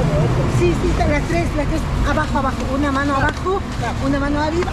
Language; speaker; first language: Spanish; non-native, learner; Filipino